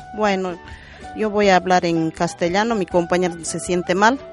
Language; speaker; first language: Spanish; non-native, local second language; Quechua